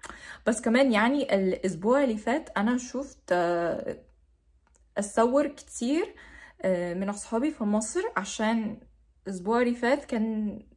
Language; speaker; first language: Arabic; non-native, learner; English